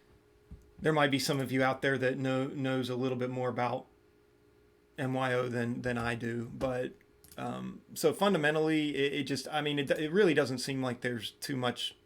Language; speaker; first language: English; native; English